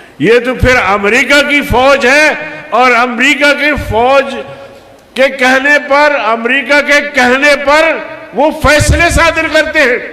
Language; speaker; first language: Urdu; non-native, local second language; Brahui